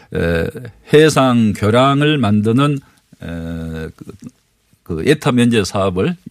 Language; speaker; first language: Korean; native; Korean